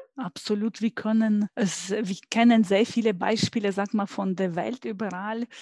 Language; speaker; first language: German; non-native, fluent; Ukrainian